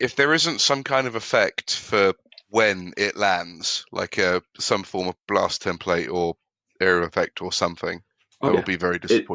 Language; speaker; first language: English; native; English